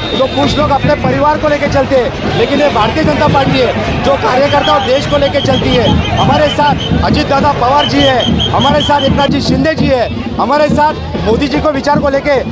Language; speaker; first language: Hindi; non-native, local second language; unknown